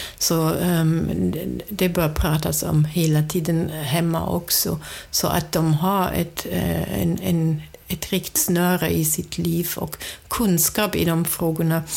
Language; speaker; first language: Swedish; non-native, fluent; German